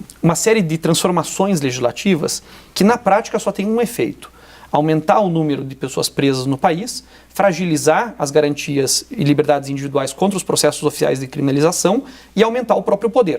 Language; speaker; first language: Portuguese; native; Portuguese